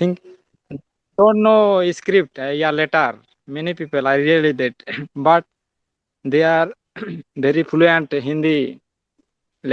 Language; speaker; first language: English; non-native, learner; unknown